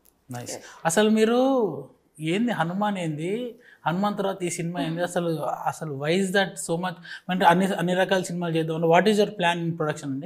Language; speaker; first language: Telugu; native; Telugu